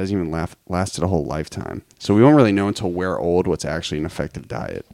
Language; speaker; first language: English; native; English